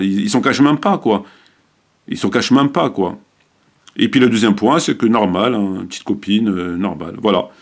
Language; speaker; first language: French; native; French